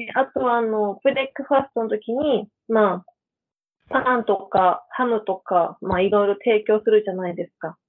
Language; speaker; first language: Japanese; native; Japanese